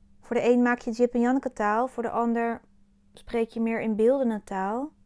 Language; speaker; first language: Dutch; native; Dutch